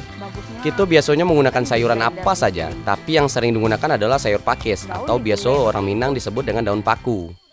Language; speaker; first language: Indonesian; native; Indonesian